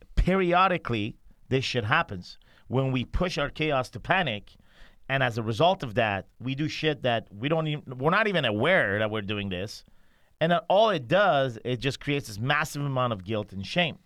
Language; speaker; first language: English; non-native, fluent; Persian